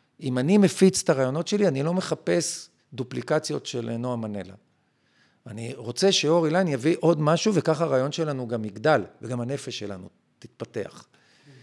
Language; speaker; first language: Hebrew; native; Hebrew